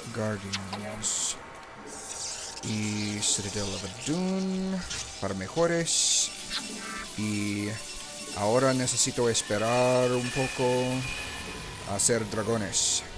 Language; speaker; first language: Spanish; non-native, learner; English